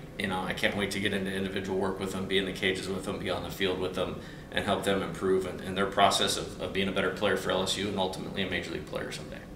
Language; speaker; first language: English; native; English